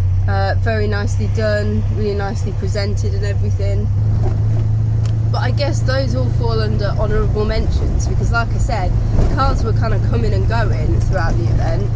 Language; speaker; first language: English; native; English